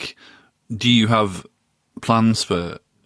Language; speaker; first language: English; native; English